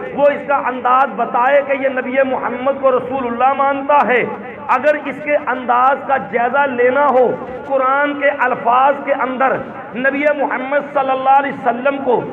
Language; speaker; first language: Urdu; non-native, local second language; Punjabi